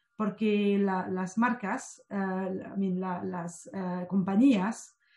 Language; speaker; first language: Spanish; non-native, fluent; French